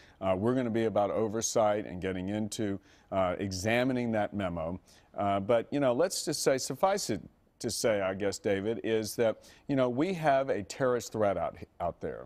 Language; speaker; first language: English; native; English